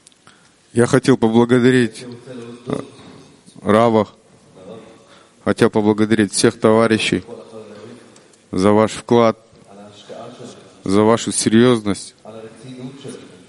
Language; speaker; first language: Russian; non-native, local second language; Kyrgyz